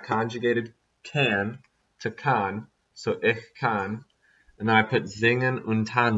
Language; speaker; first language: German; non-native, learner; English